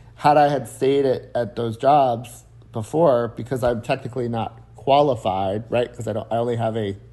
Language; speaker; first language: English; native; English